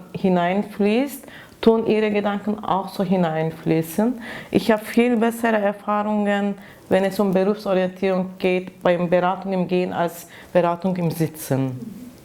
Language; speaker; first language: German; non-native, fluent; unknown